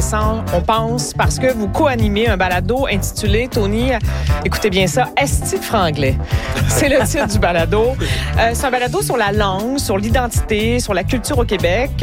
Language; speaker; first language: French; native; French